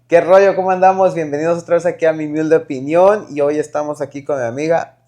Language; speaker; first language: Spanish; early bilingual, heritage; Spanish